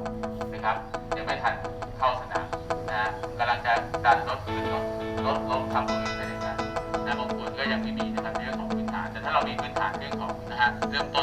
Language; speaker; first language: Thai; native; Thai